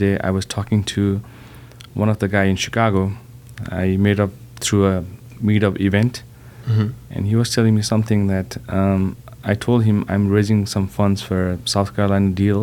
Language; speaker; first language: English; non-native, local second language; Nepali